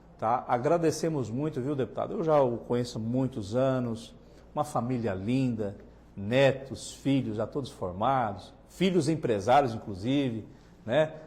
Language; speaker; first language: Portuguese; native; Portuguese